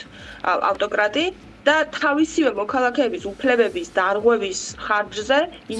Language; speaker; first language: Georgian; native; Georgian